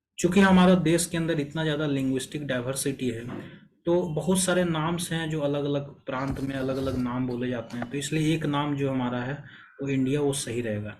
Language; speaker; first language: Hindi; native; Hindi